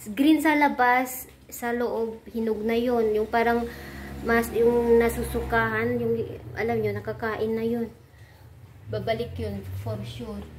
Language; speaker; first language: Filipino; non-native, local second language; Iloko